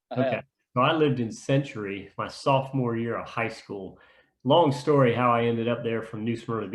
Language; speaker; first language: English; native; English